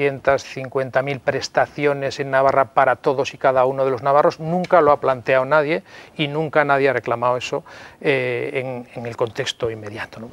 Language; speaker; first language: Spanish; native; Spanish